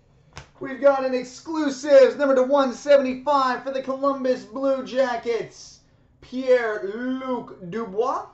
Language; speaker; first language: English; native; English